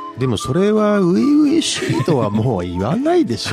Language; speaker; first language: Japanese; native; Japanese